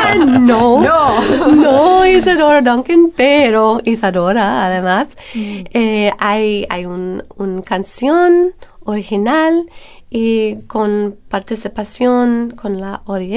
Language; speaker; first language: Spanish; non-native, fluent; English